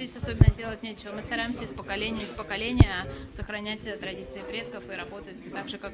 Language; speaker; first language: Russian; native; Russian